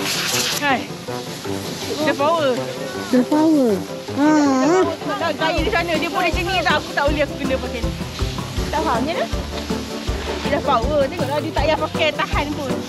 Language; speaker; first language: Malay; native; Malay